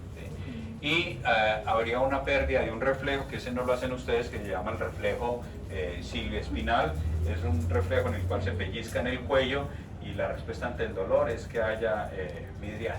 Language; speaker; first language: Spanish; native; Spanish